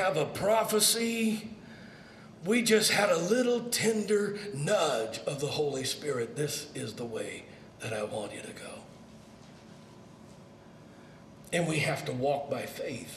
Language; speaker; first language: English; native; English